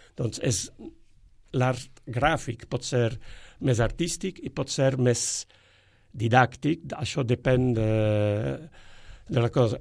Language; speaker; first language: Catalan; non-native, fluent; Dutch